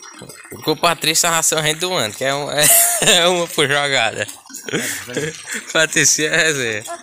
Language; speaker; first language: Portuguese; native; Portuguese